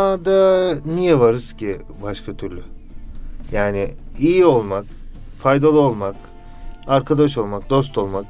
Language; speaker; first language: Turkish; native; Turkish